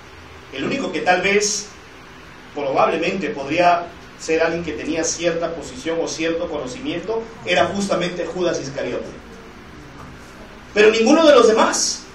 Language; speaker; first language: Spanish; native; Spanish